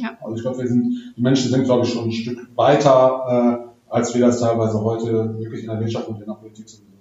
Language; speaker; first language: German; native; German